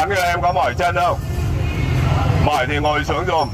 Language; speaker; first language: Vietnamese; native; Vietnamese